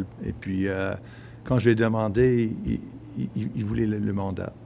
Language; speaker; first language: French; non-native, local second language; English